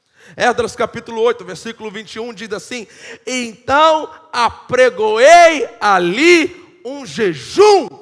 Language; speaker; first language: Portuguese; native; Portuguese